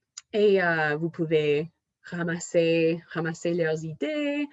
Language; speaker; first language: French; non-native, fluent; English